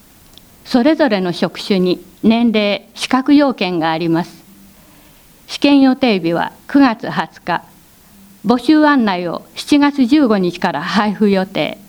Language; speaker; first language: Japanese; native; Japanese